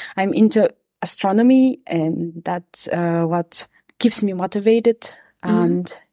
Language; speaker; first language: English; non-native, fluent; Kazakh